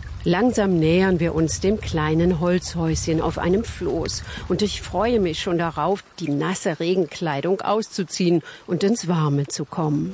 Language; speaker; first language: German; native; German